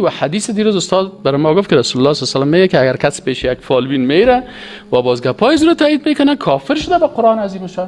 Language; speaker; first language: Persian; native; Persian